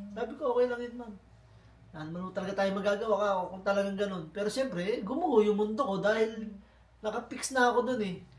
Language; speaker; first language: Filipino; native; Filipino